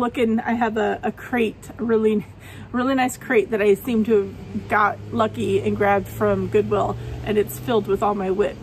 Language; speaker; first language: English; native; English